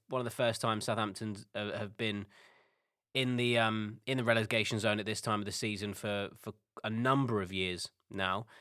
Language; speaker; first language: English; native; English